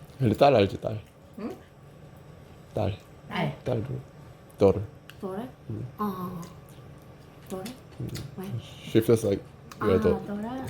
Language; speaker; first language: Korean; native; Korean